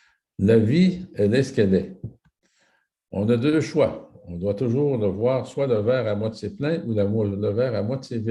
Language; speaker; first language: French; native; French